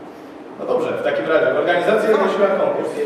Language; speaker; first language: Polish; native; Polish